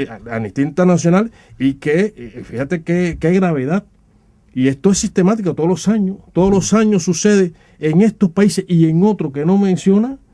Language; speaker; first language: Spanish; native; Spanish